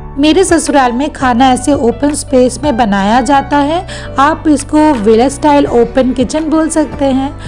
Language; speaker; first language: Hindi; non-native, local second language; Bangla